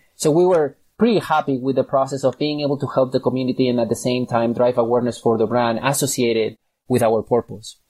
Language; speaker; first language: English; non-native, fluent; Catalan